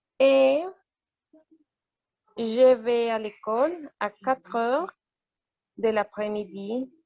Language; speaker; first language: French; non-native, learner; Spanish